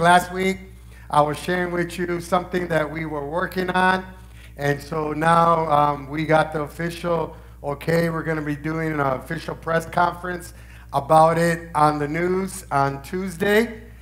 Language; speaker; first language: English; early bilingual, other home language; Spanish